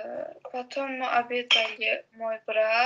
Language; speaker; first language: Russian; non-native, learner; Azerbaijani